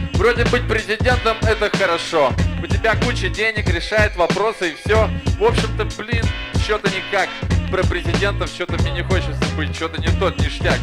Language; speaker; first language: Russian; native; Russian